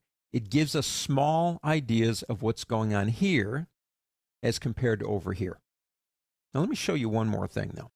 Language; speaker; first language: English; native; English